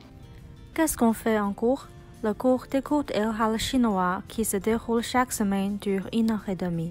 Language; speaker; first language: French; non-native, learner; Chinese